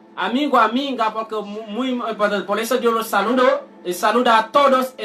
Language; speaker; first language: Spanish; non-native, learner; Haitian Creole